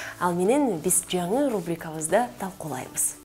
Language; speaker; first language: Kyrgyz; native; Kyrgyz